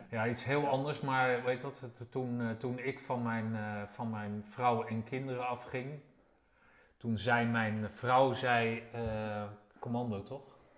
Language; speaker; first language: Dutch; native; Dutch